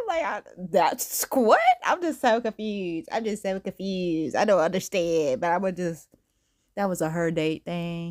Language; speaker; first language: English; native; English